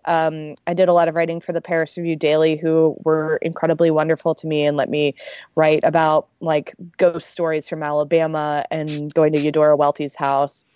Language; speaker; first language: English; native; English